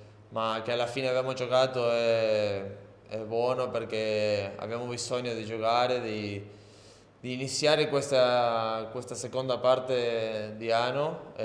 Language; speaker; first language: Italian; non-native, learner; Spanish